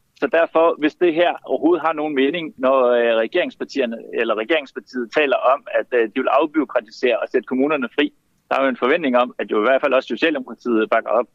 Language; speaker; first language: Danish; native; Danish